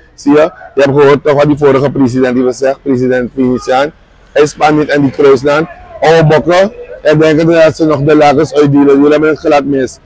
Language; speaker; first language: Dutch; native; Dutch